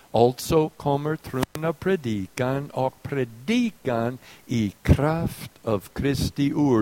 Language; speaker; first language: Swedish; non-native, fluent; English